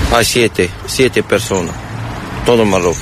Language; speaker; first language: Spanish; non-native, learner; Arabic